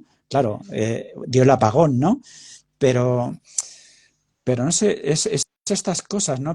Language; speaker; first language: Spanish; native; Spanish